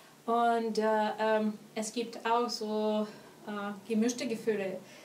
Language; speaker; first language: German; non-native, learner; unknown